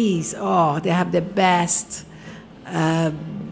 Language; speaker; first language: English; non-native, fluent; Persian